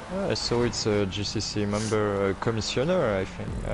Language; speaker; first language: English; non-native, fluent; French